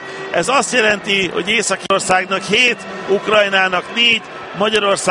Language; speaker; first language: Hungarian; native; Hungarian